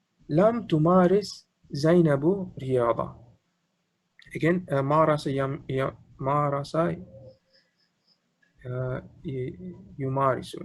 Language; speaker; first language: Arabic; non-native, fluent; English